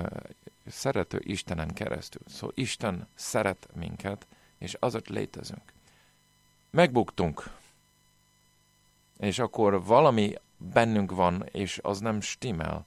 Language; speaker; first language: Hungarian; non-native, fluent; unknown